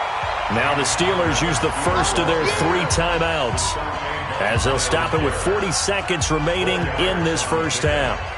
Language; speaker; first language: English; native; English